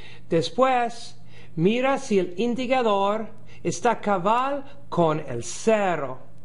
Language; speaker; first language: Spanish; non-native, learner; English